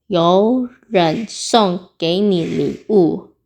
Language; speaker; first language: Chinese; non-native, fluent; Indonesian